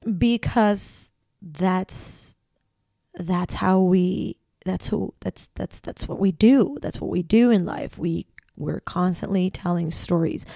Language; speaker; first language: English; non-native, fluent; Spanish